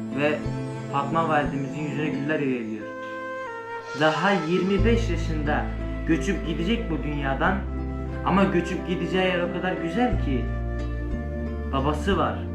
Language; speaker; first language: Turkish; native; Turkish